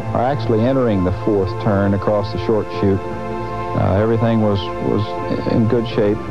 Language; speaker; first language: English; native; English